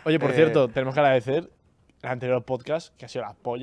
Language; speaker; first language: Spanish; native; Spanish